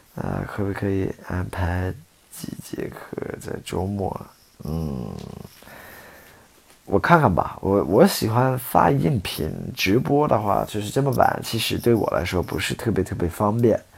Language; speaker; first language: Chinese; non-native, fluent; English